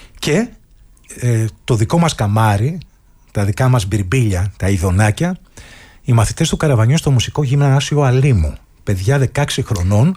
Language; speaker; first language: Greek; native; Greek